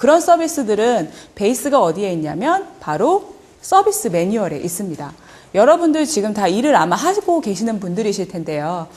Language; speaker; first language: Korean; early bilingual, heritage; Korean